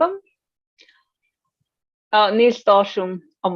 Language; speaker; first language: Irish; non-native, learner; English